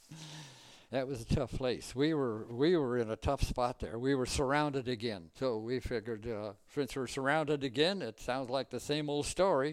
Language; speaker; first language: English; native; English